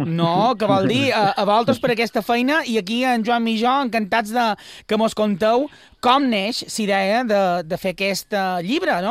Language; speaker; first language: Catalan; native; Catalan